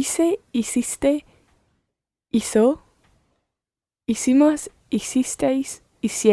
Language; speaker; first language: Spanish; non-native, learner; English